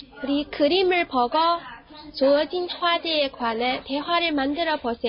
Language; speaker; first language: Korean; non-native, fluent; Chinese